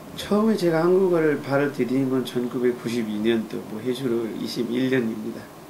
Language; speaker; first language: Korean; non-native, fluent; Nepali